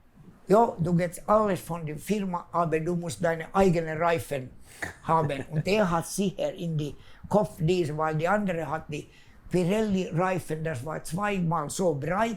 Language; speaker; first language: German; non-native, fluent; Finnish